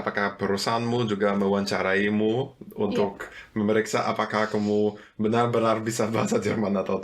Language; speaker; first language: Indonesian; non-native, fluent; German